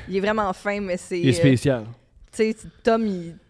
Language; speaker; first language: French; native; French